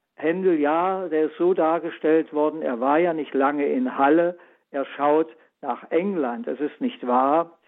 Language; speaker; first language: German; native; German